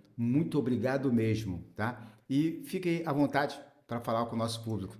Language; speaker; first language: Portuguese; native; Portuguese